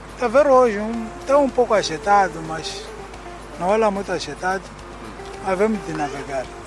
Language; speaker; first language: Portuguese; non-native, local second language; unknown